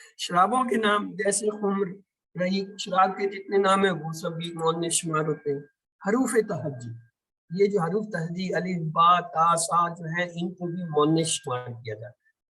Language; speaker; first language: Urdu; native; Urdu